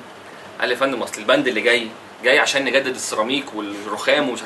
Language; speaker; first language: Arabic; native; Arabic